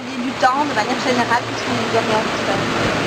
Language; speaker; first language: French; native; French